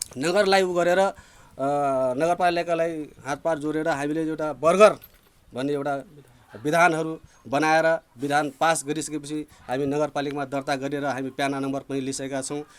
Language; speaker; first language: Nepali; non-native, local second language; Dangaura Tharu